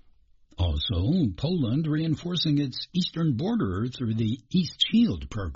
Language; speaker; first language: English; non-native, fluent; Polish